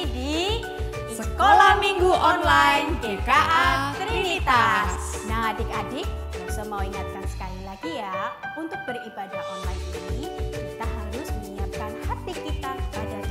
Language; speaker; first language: Indonesian; native; Indonesian